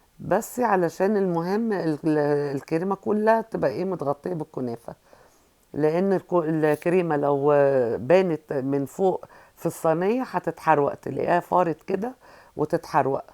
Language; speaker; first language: Arabic; native; Arabic